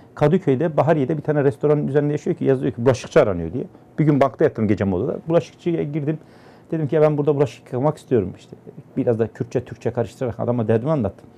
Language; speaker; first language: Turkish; native; Turkish